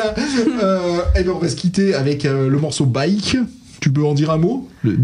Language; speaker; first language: French; native; French